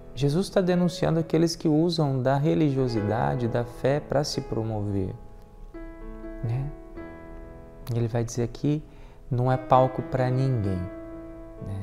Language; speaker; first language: Portuguese; native; Portuguese